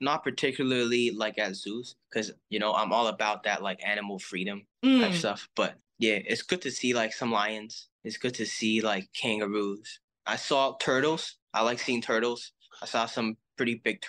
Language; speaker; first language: English; non-native, local second language; Cantonese